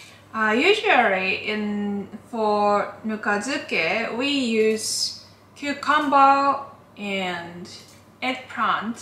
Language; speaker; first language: English; non-native, learner; Japanese